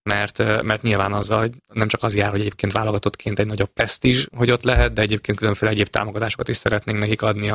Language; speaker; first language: Hungarian; native; Hungarian